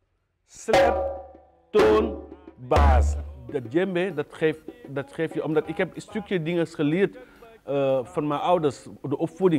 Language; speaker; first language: Dutch; non-native, learner; Wolof